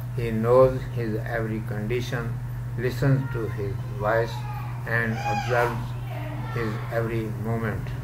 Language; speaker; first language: English; non-native, local second language; Urdu